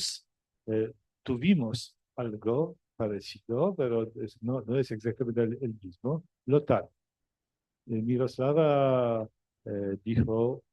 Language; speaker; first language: Spanish; non-native, fluent; Polish